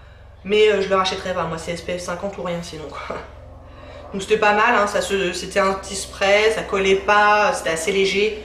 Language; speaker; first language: French; native; French